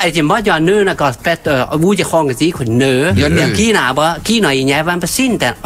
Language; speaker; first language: Hungarian; non-native, learner; Chinese